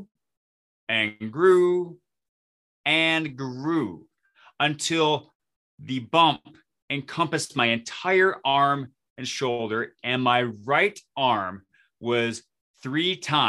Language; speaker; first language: English; native; English